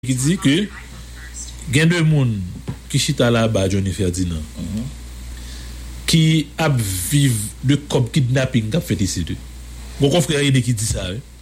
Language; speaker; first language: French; non-native, local second language; Haitian Creole